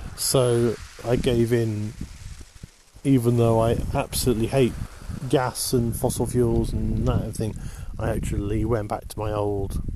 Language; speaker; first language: English; native; English